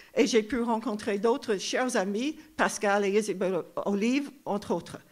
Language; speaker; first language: French; non-native, fluent; English